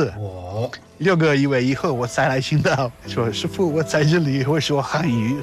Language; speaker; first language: Chinese; non-native, learner; Italian